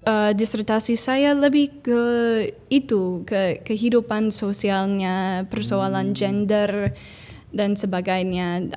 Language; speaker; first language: Indonesian; non-native, fluent; English